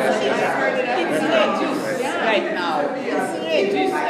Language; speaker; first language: English; non-native, learner; Haitian Creole